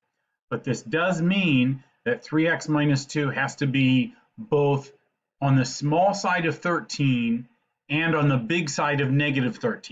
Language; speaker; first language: English; native; English